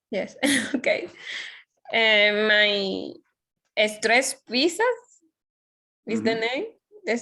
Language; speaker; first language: English; non-native, learner; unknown